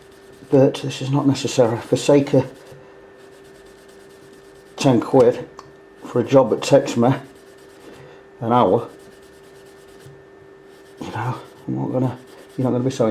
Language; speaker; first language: English; native; English